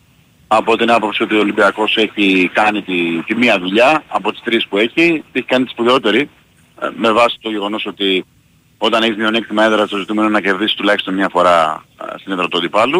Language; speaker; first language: Greek; native; Greek